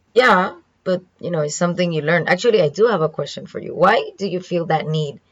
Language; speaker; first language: English; non-native, fluent; Spanish